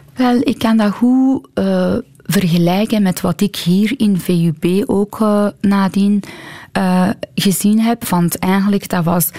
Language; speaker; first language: Dutch; non-native, fluent; Persian